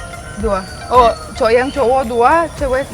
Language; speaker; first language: Indonesian; non-native, fluent; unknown